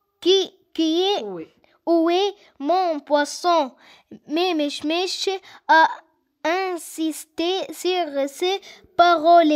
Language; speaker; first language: French; non-native, learner; Arabic